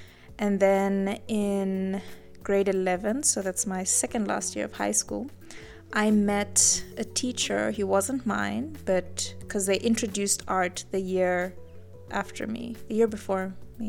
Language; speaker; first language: English; native; English